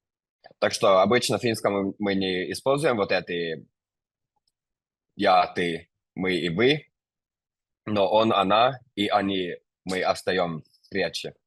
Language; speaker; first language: Russian; non-native, fluent; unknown